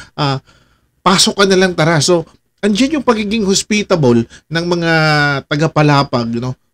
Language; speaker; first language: Filipino; non-native, local second language; Waray